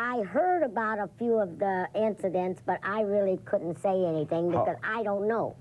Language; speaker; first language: English; native; English